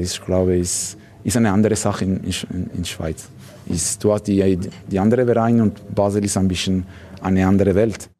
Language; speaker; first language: German; non-native, learner; French